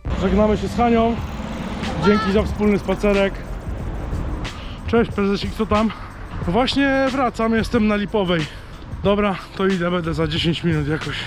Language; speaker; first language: Polish; native; Polish